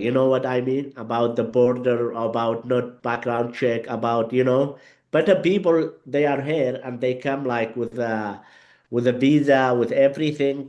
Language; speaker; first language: English; non-native, learner; Arabic